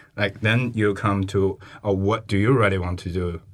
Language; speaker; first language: English; non-native, fluent; Chinese